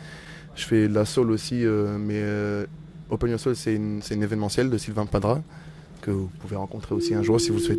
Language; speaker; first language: French; native; French